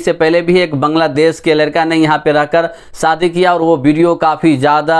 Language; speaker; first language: Hindi; native; Hindi